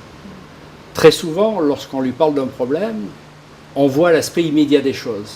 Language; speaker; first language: French; native; French